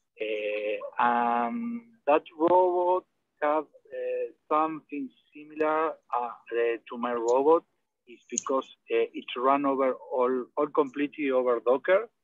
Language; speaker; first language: English; non-native, learner; Spanish